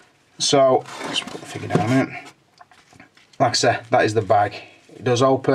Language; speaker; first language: English; native; English